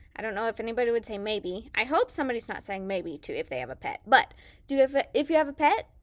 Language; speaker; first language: English; native; English